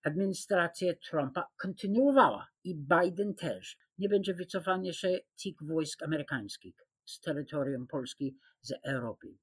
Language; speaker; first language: Polish; non-native, fluent; English